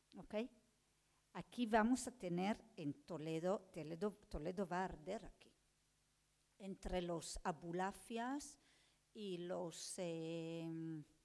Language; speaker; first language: Spanish; non-native, fluent; Hebrew